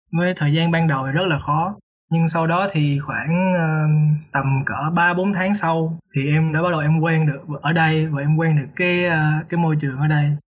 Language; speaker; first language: Vietnamese; native; Vietnamese